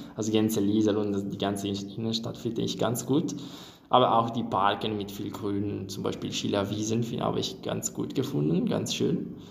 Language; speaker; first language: German; non-native, fluent; Italian